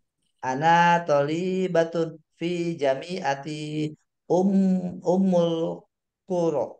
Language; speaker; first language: Arabic; non-native, learner; Indonesian